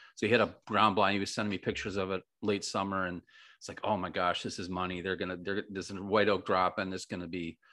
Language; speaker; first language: English; native; English